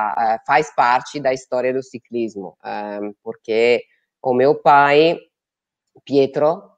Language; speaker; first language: Portuguese; non-native, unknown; Italian